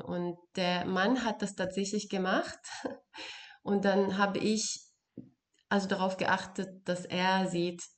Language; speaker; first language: German; non-native, fluent; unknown